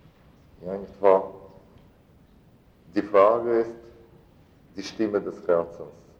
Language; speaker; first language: German; non-native, fluent; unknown